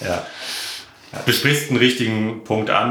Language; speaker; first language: German; native; German